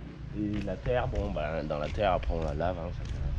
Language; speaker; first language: French; native; French